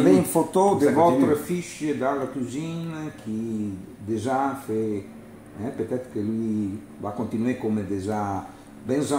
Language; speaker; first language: French; non-native, learner; Italian